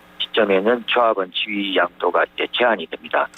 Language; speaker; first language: Korean; native; Korean